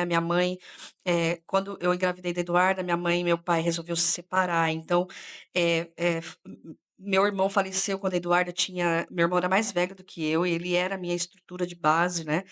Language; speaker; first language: Portuguese; native; Portuguese